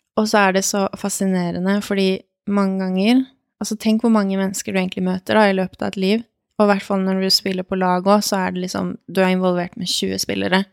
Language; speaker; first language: Norwegian; early bilingual, other home language; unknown